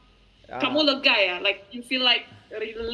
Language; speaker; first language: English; non-native, fluent; Indonesian